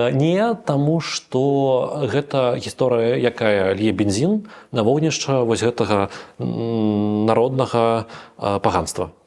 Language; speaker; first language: Belarusian; non-native, local second language; Russian